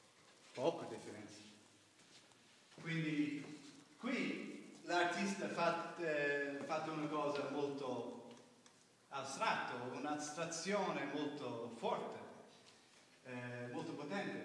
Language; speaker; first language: Italian; non-native, learner; English